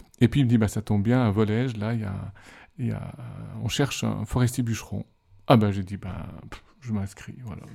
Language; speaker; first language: French; native; French